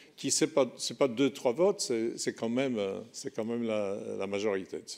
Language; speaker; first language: French; non-native, fluent; Polish